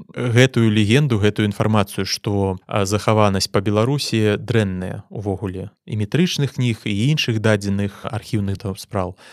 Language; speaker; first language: Belarusian; non-native, local second language; Russian